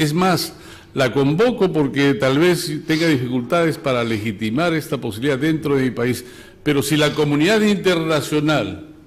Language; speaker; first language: Spanish; native; Spanish